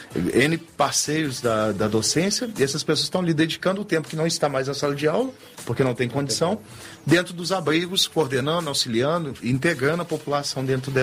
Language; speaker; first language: Portuguese; native; Portuguese